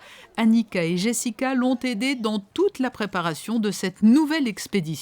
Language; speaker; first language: French; native; French